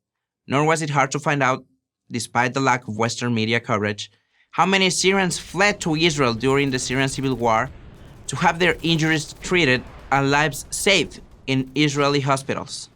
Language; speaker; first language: English; non-native, fluent; Spanish